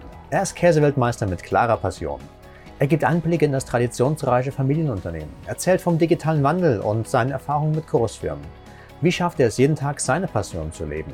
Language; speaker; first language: German; native; German